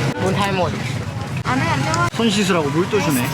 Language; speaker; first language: Korean; native; Korean